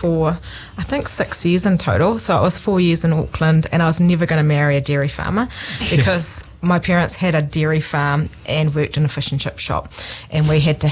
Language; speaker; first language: English; native; English